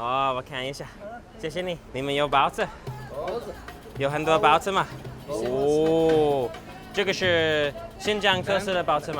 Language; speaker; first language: Chinese; non-native, learner; English